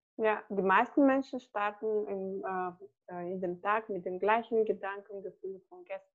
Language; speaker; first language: German; non-native, fluent; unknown